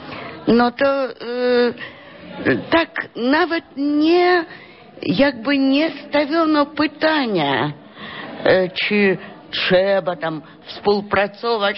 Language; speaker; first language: Polish; non-native, fluent; Russian